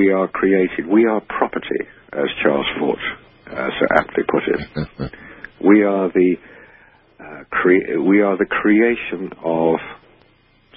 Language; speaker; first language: English; native; English